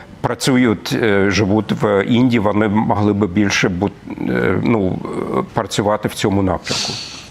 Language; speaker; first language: Ukrainian; non-native, fluent; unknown